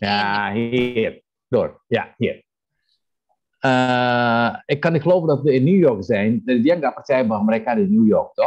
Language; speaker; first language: Dutch; non-native, fluent; Indonesian